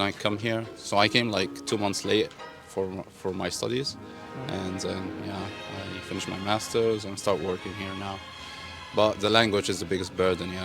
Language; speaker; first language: English; non-native, fluent; Arabic